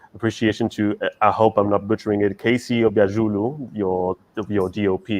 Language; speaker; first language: English; non-native, fluent; Italian